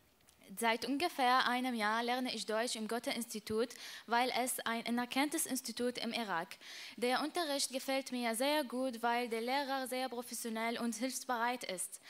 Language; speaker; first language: German; non-native, learner; Arabic